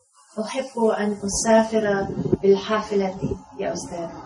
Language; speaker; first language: Arabic; non-native, learner; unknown